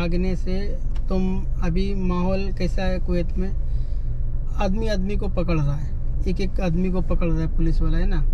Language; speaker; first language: Hindi; native; Hindi